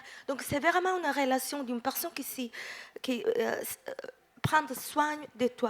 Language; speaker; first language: French; non-native, fluent; Italian